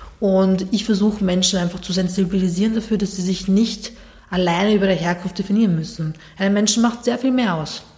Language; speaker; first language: German; early bilingual, other home language; Bosnian